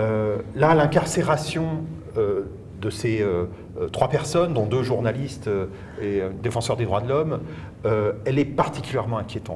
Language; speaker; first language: French; native; French